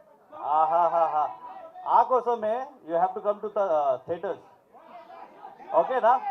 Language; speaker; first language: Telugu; non-native, local second language; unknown